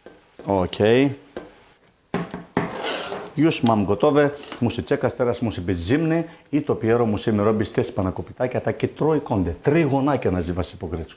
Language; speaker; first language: Polish; non-native, learner; Greek